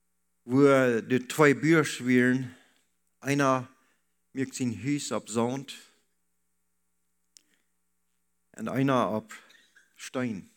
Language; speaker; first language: German; non-native, learner; Low German